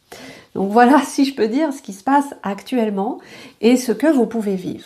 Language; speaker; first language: French; native; French